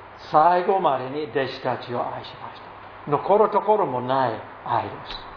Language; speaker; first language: Japanese; non-native, fluent; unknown